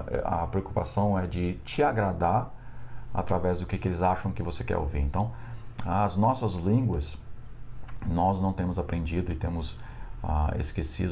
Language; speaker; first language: Portuguese; non-native, fluent; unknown